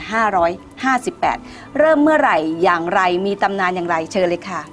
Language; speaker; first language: Thai; native; Thai